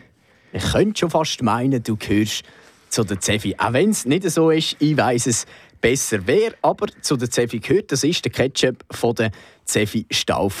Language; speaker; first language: German; native; German